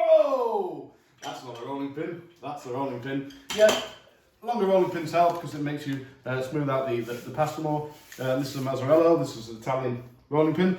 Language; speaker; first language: English; native; English